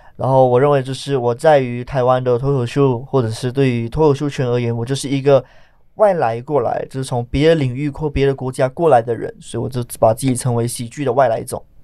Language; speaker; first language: Chinese; native; Chinese